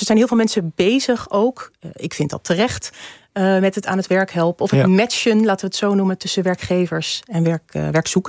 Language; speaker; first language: Dutch; native; Dutch